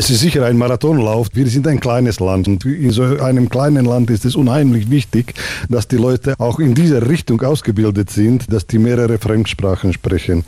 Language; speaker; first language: German; non-native, fluent; Slovak